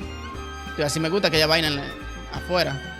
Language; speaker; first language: Spanish; native; Spanish